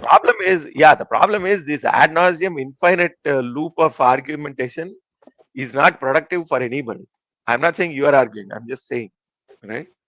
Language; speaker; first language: English; non-native, local second language; Telugu